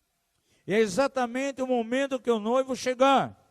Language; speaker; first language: Portuguese; native; Portuguese